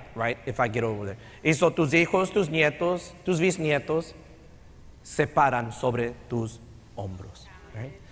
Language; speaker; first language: Spanish; native; Spanish